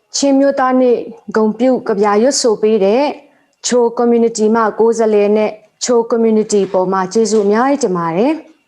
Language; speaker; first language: Burmese; non-native, local second language; Hakha Chin